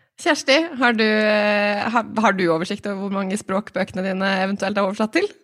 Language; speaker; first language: Norwegian; native; Norwegian